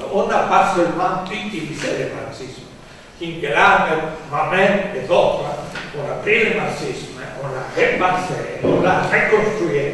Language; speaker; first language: French; non-native, fluent; Spanish